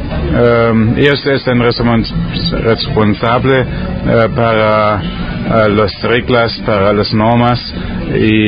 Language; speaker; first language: Spanish; non-native, learner; German